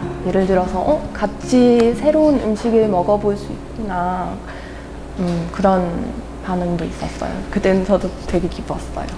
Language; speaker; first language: Korean; non-native, fluent; German